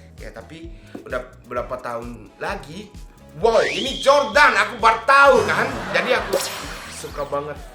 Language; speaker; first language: Indonesian; non-native, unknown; Japanese